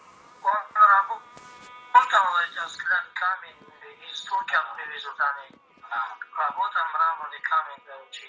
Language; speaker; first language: Russian; non-native, learner; Tajik